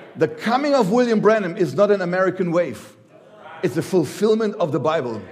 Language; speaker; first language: English; non-native, fluent; German